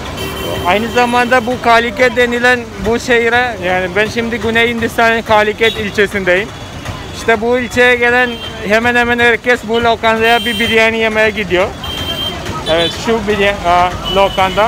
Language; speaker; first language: Turkish; non-native, fluent; Malayalam